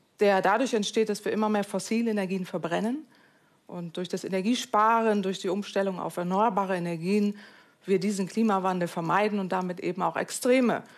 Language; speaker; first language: German; native; German